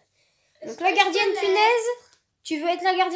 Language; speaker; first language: French; native; French